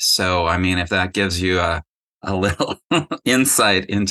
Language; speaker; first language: English; native; English